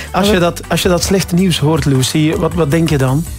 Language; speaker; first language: Dutch; native; Dutch